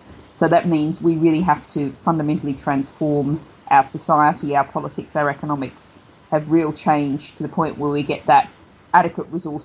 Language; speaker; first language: English; native; English